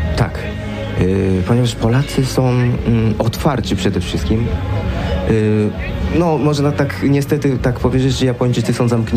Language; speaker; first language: Polish; non-native, fluent; Japanese